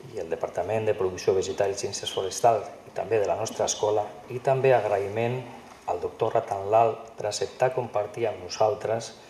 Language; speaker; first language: Catalan; native; Catalan